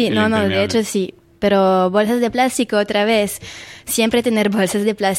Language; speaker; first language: Spanish; non-native, fluent; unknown